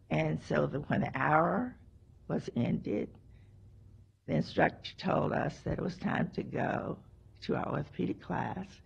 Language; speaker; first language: English; native; English